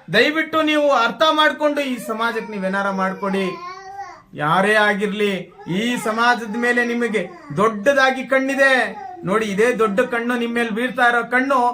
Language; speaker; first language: Kannada; non-native, local second language; Lambadi